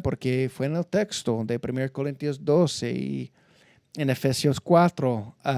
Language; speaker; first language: Spanish; non-native, fluent; English